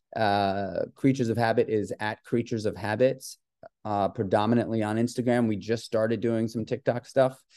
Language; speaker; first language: English; native; English